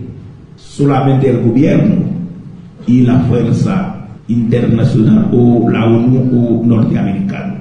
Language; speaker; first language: Spanish; non-native, local second language; Haitian Creole